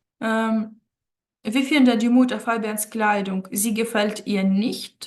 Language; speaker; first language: German; non-native, fluent; Ukrainian